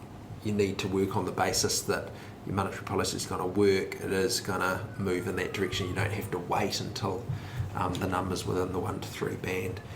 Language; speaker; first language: English; native; English